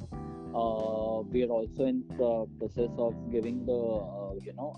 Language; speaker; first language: English; non-native, local second language; Bangla